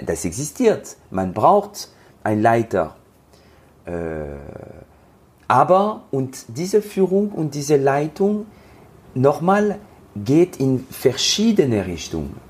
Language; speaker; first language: German; non-native, learner; French